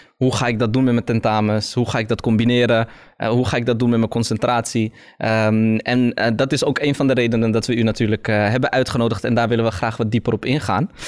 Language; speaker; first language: Dutch; early bilingual, other home language; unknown